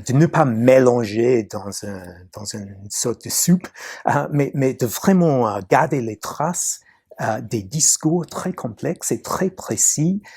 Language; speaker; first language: French; non-native, fluent; English